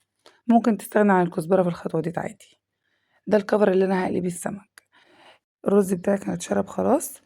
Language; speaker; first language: Arabic; native; Arabic